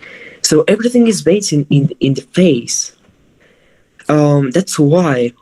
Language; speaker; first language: English; non-native, fluent; Spanish